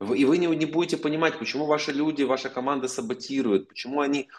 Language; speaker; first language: Russian; non-native, local second language; Ukrainian